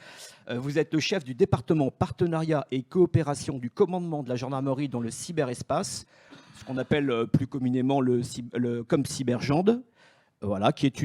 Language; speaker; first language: French; native; French